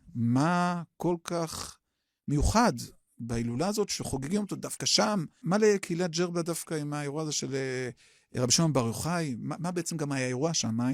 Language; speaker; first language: Hebrew; native; Hebrew